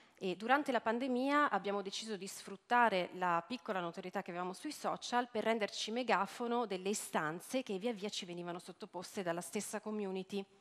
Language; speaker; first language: Italian; native; Italian